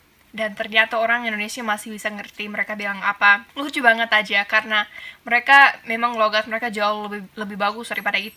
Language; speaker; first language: Indonesian; non-native, fluent; English